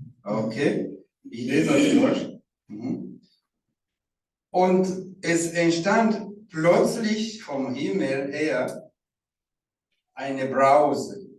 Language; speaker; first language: German; non-native, fluent; Rundi